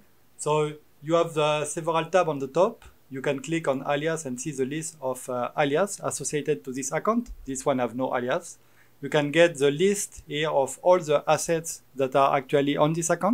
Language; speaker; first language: English; non-native, fluent; French